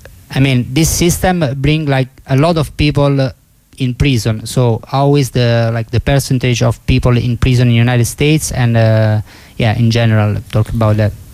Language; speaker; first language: English; non-native, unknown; Italian